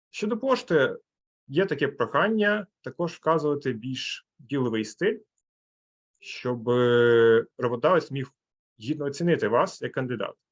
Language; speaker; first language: Ukrainian; native; Ukrainian